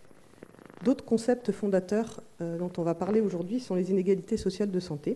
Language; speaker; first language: French; native; French